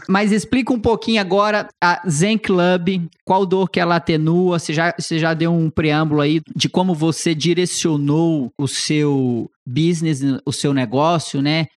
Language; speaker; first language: Portuguese; native; Portuguese